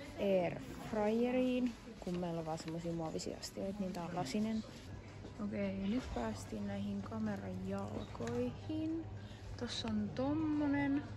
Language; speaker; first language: Finnish; native; Finnish